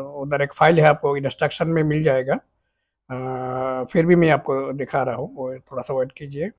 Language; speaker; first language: Hindi; non-native, fluent; Bangla